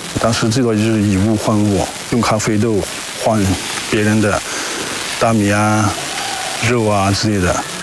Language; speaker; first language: Chinese; non-native, local second language; Kachin